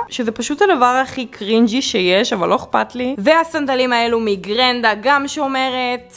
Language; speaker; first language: Hebrew; native; Hebrew